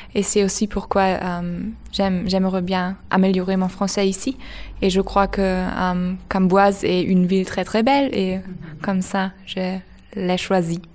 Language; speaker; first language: French; non-native, learner; German